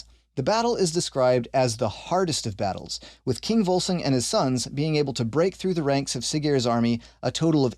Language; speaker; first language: English; native; English